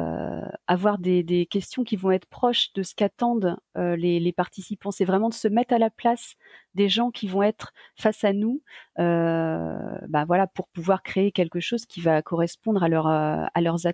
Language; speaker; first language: French; native; French